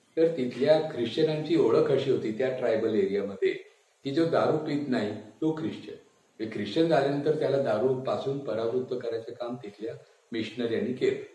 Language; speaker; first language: Marathi; non-native, local second language; Gujarati